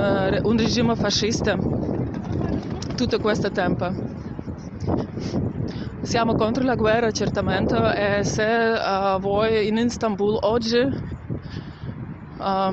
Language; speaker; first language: Italian; non-native, learner; Russian